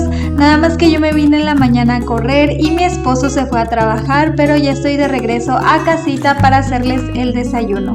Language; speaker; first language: Spanish; native; Spanish